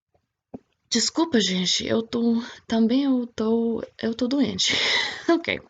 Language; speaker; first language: Portuguese; non-native, fluent; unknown